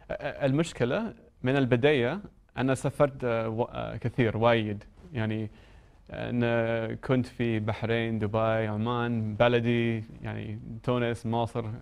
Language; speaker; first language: Arabic; non-native, learner; English